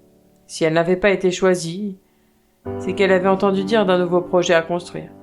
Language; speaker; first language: French; native; French